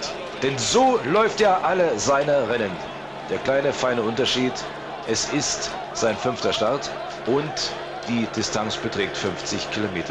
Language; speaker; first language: German; native; German